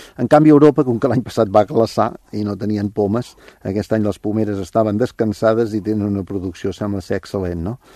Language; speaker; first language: Catalan; native; Catalan